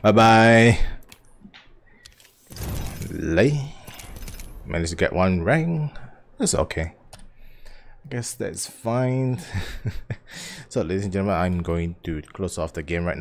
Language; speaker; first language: English; non-native, local second language; Chinese